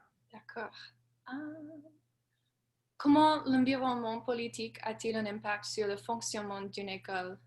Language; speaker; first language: French; non-native, learner; English